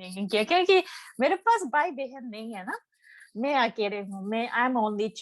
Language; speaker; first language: Hindi; non-native, learner; Japanese